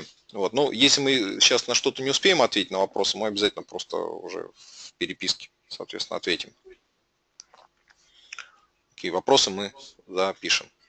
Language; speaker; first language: Russian; native; Russian